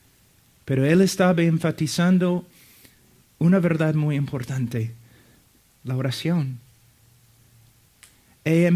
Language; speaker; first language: Spanish; non-native, fluent; English